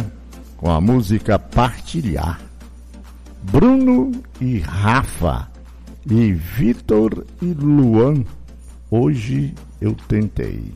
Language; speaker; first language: Portuguese; native; Portuguese